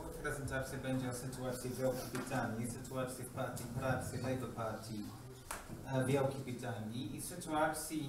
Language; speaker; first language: Polish; non-native, learner; English